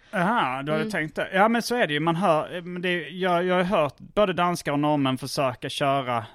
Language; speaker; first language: Swedish; native; Swedish